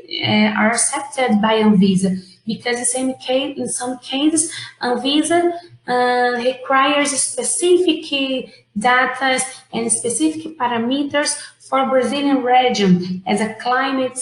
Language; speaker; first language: English; non-native, fluent; Portuguese